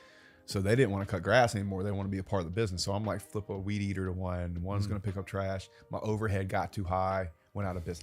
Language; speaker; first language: English; native; English